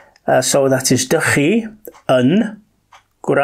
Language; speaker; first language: Welsh; non-native, learner; English